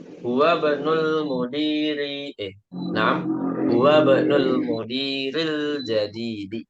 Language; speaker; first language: Arabic; non-native, fluent; Indonesian